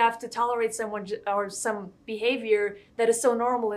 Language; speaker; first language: English; non-native, fluent; Lithuanian